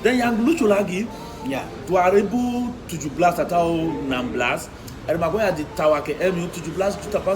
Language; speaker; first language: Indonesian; non-native, fluent; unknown